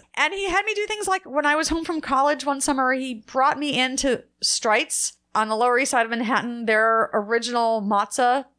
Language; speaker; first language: English; native; English